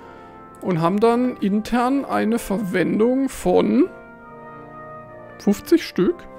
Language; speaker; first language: German; native; German